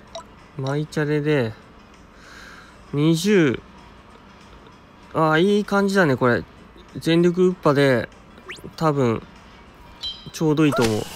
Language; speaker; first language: Japanese; native; Japanese